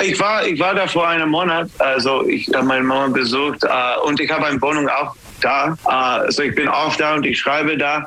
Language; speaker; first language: German; non-native, learner; English